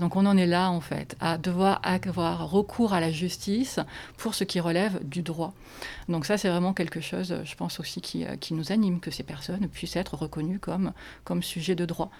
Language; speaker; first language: French; native; French